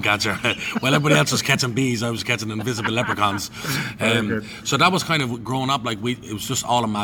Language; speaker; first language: English; native; English